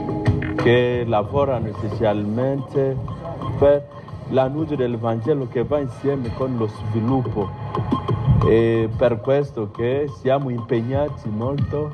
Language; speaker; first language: Italian; non-native, fluent; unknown